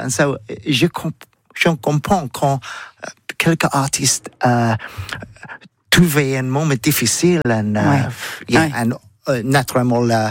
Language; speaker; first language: French; non-native, learner; English